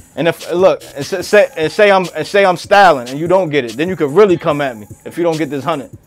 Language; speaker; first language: English; native; English